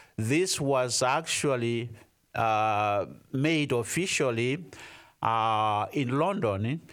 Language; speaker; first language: English; non-native, fluent; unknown